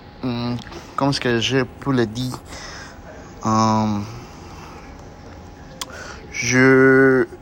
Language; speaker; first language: French; non-native, learner; Spanish